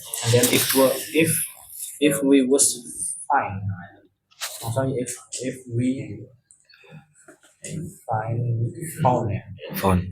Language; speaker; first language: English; non-native, learner; Indonesian